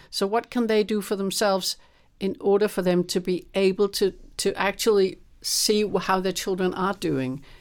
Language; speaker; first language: English; non-native, fluent; Danish